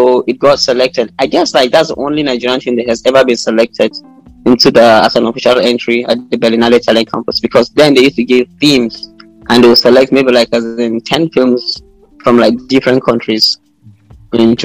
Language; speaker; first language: English; non-native, local second language; Hausa